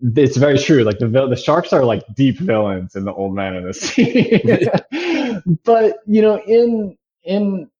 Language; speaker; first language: English; native; English